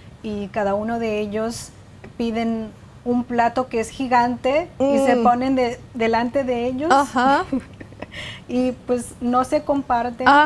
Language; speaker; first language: Spanish; non-native, fluent; Chinese